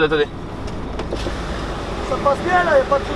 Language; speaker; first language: French; native; French